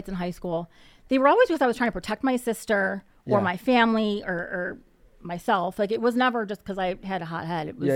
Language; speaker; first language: English; native; English